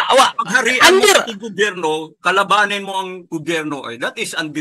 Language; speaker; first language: Filipino; native; Filipino